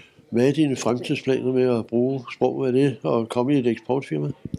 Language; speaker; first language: Danish; native; Danish